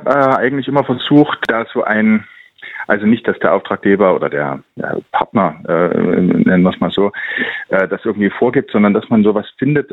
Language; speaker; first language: German; native; German